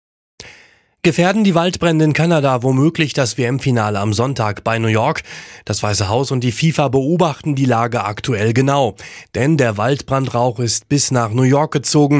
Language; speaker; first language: German; native; German